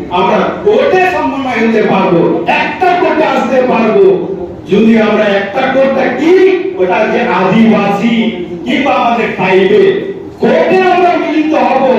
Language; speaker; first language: Bangla; non-native, local second language; Santali